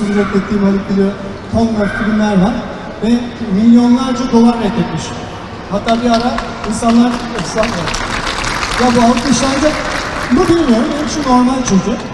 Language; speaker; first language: Turkish; early bilingual, heritage; Turkish